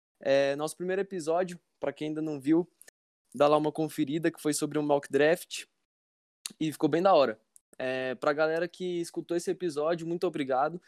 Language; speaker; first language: Portuguese; native; Portuguese